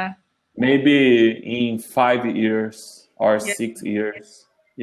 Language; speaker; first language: English; non-native, learner; Portuguese